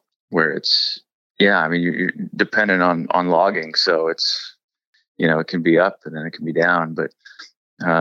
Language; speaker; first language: English; native; English